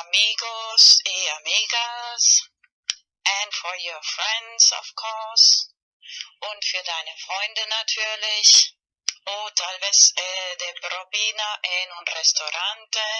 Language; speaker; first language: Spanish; non-native, fluent; German